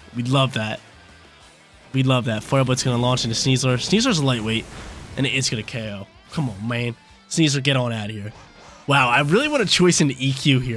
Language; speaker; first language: English; native; English